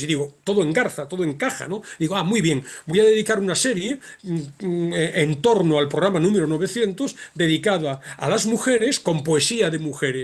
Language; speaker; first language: Spanish; native; Spanish